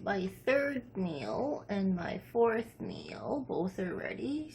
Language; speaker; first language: English; non-native, fluent; Korean